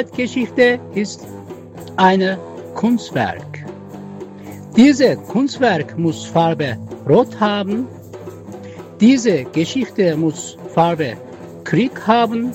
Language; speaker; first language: German; non-native, learner; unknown